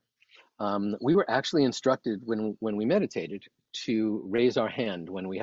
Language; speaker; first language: English; native; English